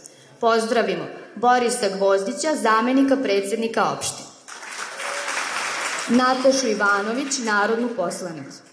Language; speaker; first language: Serbian; native; Serbian